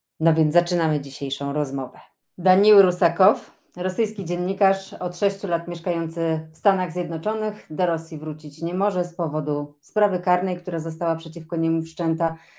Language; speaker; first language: Polish; native; Polish